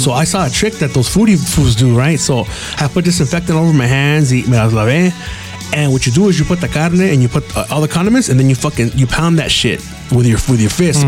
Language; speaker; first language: English; early bilingual, other home language; Spanish